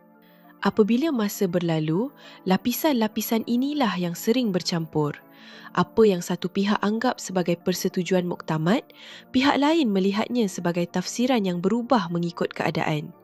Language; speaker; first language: Malay; native; Malay